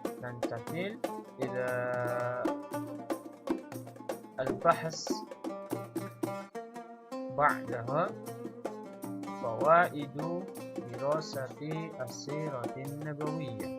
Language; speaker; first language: Arabic; non-native, fluent; Indonesian